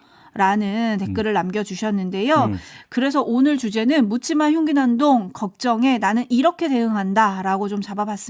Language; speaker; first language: Korean; native; Korean